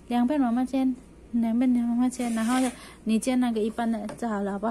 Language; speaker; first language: Chinese; non-native, fluent; Javanese